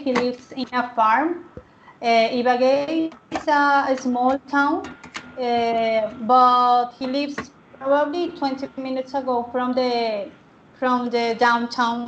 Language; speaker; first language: English; non-native, learner; Spanish